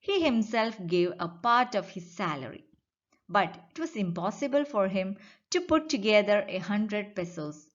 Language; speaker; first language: English; non-native, local second language; Malayalam